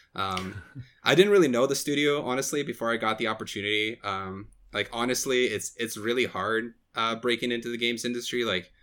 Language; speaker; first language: English; non-native, fluent; Portuguese